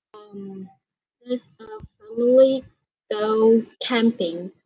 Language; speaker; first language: English; non-native, learner; Vietnamese